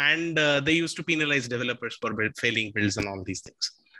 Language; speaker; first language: English; non-native, local second language; Tamil